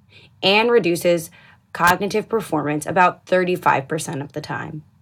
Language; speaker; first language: English; native; English